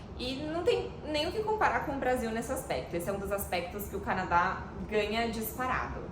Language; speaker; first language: Portuguese; native; Portuguese